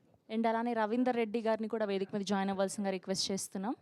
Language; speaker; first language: Telugu; native; Telugu